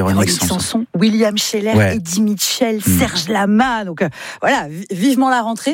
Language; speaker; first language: French; native; French